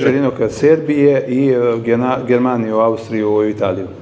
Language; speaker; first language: Russian; non-native, learner; Serbian